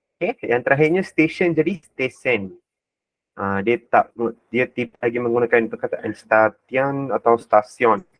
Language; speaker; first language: Malay; non-native, local second language; Tamil